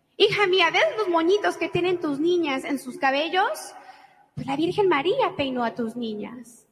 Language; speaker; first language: Spanish; early bilingual, heritage; Spanish